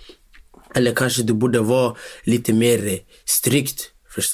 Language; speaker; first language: Swedish; non-native, local second language; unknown